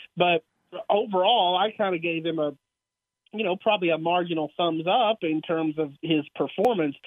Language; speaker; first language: English; native; English